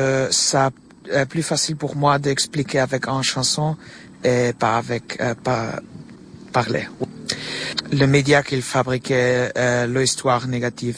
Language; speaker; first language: French; non-native, learner; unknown